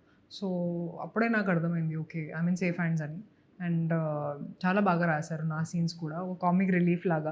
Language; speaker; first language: Telugu; non-native, fluent; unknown